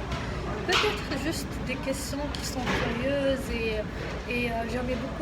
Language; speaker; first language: French; non-native, local second language; Arabic